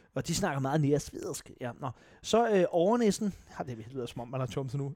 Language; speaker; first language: Danish; native; Danish